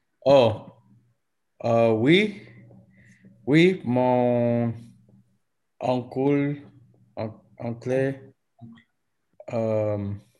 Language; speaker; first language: French; non-native, learner; English